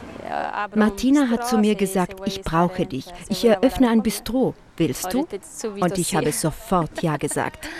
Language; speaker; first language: German; non-native, fluent; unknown